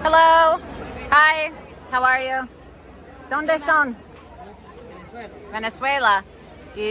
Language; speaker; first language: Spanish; non-native, learner; English